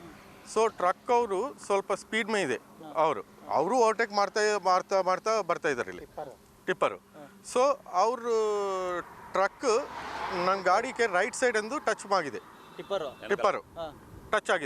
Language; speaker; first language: Kannada; non-native, learner; Telugu